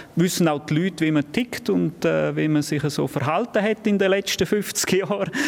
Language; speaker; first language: German; native; German